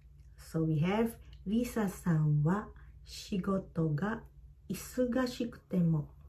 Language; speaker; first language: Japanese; non-native, fluent; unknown